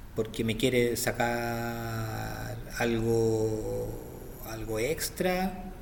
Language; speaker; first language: Spanish; native; Spanish